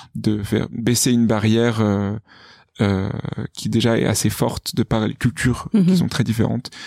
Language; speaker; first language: French; native; French